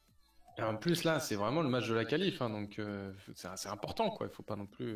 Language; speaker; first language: French; native; French